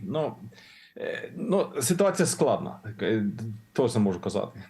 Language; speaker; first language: Ukrainian; non-native, learner; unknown